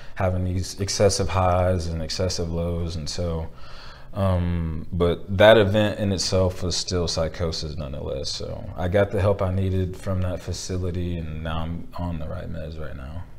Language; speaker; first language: English; native; English